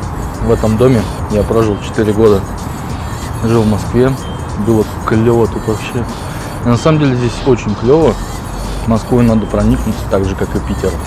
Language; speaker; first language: Russian; native; Russian